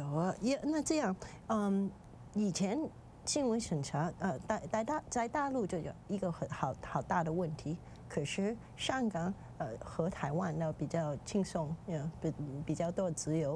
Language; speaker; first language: Chinese; non-native, fluent; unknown